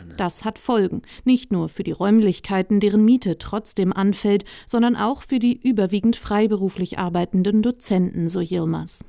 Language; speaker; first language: German; native; German